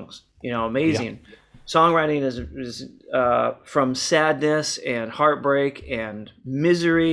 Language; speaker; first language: English; native; English